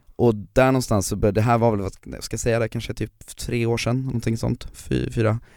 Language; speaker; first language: Swedish; native; Swedish